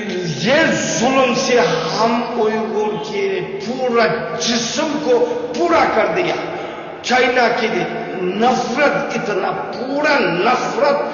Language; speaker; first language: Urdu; non-native, learner; Uyghur